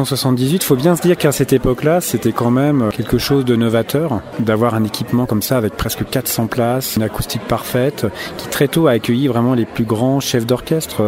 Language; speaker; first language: French; native; French